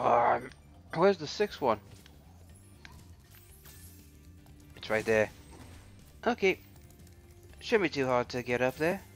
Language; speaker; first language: English; native; English